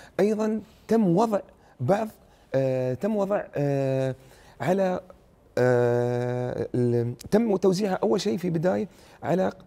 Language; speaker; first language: Arabic; native; Arabic